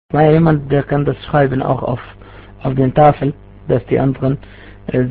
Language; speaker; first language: German; non-native, fluent; Arabic